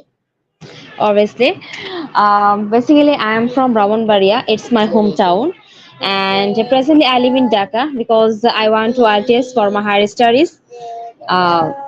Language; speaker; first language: English; non-native, learner; Bangla